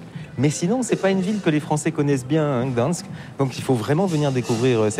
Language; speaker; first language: French; native; French